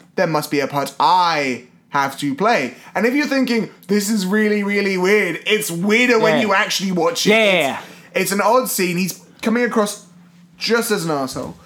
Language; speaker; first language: English; native; English